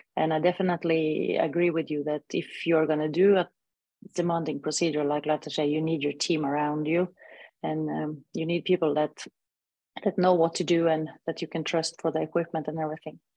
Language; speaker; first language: English; non-native, fluent; Norwegian